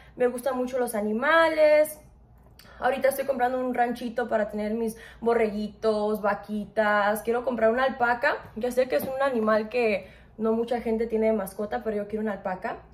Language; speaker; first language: Spanish; early bilingual, heritage; Spanish